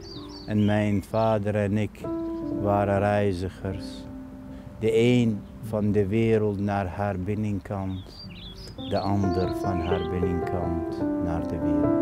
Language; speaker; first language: Dutch; non-native, fluent; Arabic